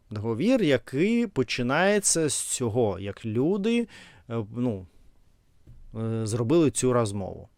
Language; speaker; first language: Ukrainian; non-native, learner; Russian